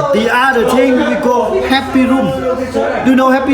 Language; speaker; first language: English; non-native, learner; Vietnamese